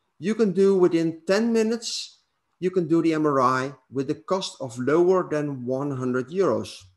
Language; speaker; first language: English; non-native, fluent; Dutch